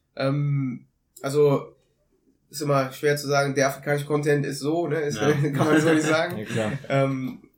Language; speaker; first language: German; native; German